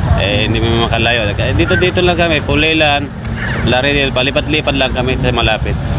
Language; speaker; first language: Filipino; non-native, local second language; Cebuano